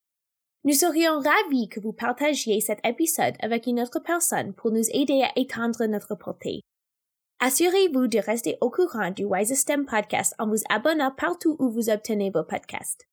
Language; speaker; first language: French; non-native, local second language; English